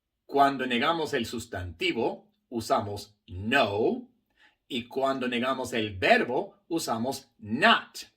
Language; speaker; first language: Spanish; non-native, fluent; English